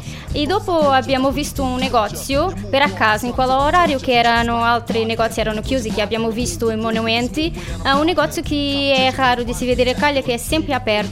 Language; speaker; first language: Italian; non-native, learner; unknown